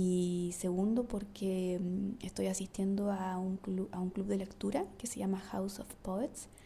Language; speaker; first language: Spanish; native; Spanish